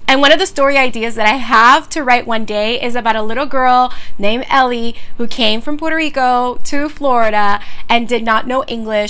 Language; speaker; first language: English; early bilingual, other home language; Spanish